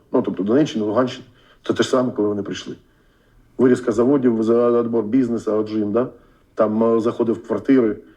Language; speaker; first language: Ukrainian; non-native, local second language; Russian